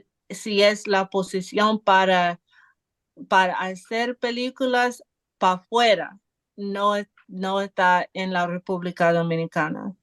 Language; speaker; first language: Spanish; non-native, learner; English